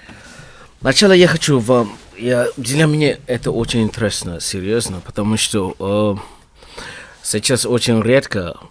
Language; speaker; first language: Russian; non-native, learner; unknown